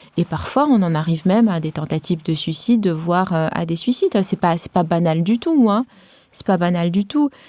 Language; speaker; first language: French; non-native, local second language; Arabic